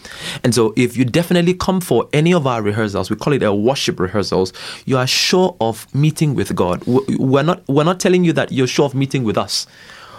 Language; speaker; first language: English; non-native, local second language; Ibibio